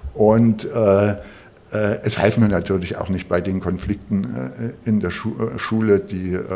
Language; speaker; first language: German; native; German